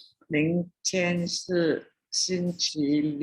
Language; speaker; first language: Chinese; non-native, learner; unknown